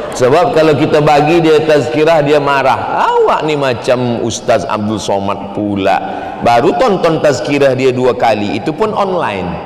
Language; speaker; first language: Malay; native; Malay